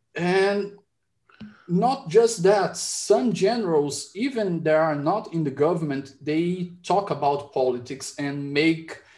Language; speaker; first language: English; non-native, fluent; Portuguese